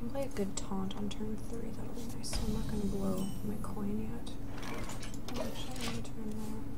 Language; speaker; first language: English; native; English